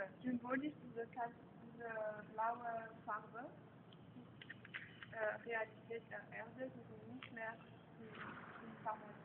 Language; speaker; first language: German; non-native, fluent; French